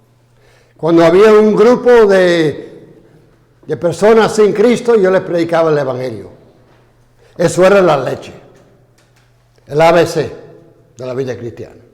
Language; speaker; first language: Spanish; non-native, fluent; English